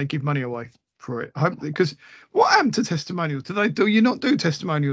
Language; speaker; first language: English; native; English